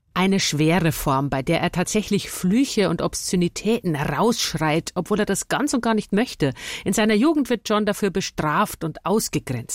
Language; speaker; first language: German; native; German